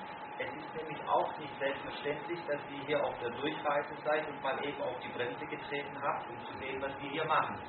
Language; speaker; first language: German; native; German